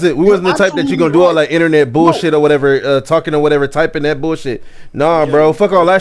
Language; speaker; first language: English; native; English